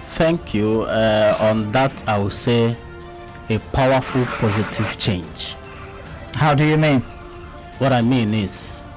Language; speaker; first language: English; non-native, local second language; Igbo